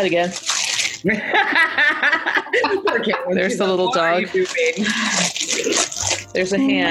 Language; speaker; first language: English; native; English